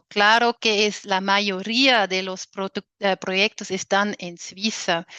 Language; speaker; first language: Spanish; non-native, fluent; German